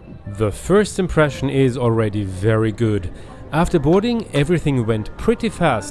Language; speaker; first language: English; non-native, fluent; German